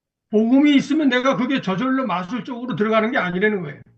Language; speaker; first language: Korean; native; Korean